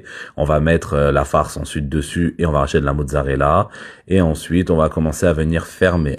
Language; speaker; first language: French; native; French